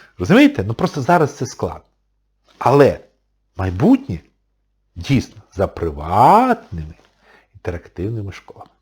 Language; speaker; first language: Ukrainian; non-native, local second language; Russian